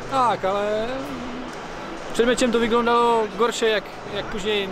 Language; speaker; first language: Polish; non-native, learner; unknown